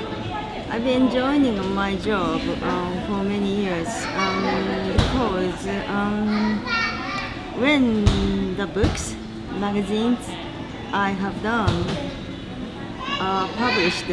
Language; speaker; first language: English; non-native, learner; Japanese